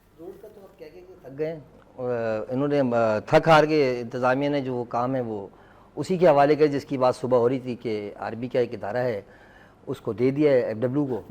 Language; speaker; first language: Urdu; native; Urdu